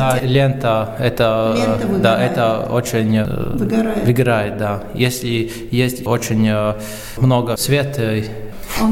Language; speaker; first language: Russian; non-native, local second language; Latvian